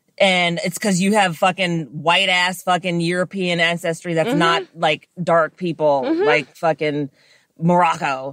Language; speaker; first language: English; native; English